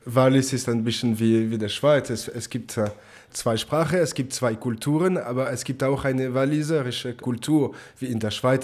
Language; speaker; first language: German; non-native, local second language; French